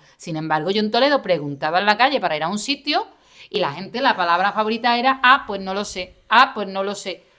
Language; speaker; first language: Spanish; native; Spanish